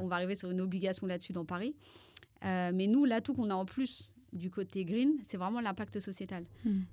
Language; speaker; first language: French; native; French